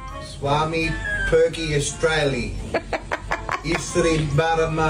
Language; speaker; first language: Indonesian; non-native, learner; English